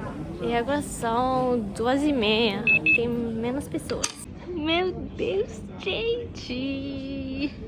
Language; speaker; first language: Portuguese; non-native, learner; Japanese